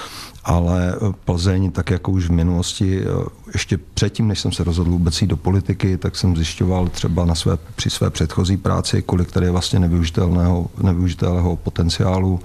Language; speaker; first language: Czech; native; Czech